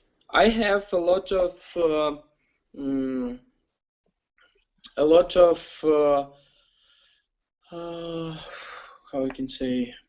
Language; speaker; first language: English; non-native, learner; Ukrainian